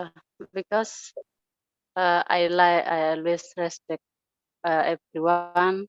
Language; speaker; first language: English; non-native, learner; Indonesian